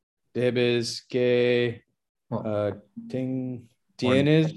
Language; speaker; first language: Spanish; non-native, learner; English